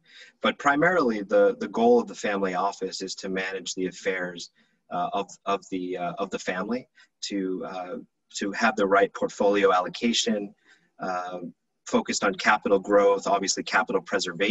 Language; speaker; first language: English; native; English